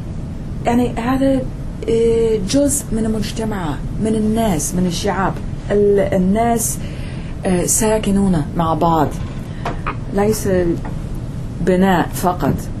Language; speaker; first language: Arabic; non-native, fluent; English